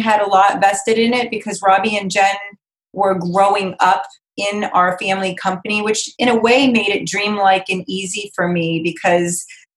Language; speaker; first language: English; native; English